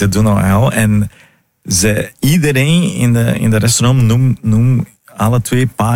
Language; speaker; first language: Dutch; non-native, fluent; Portuguese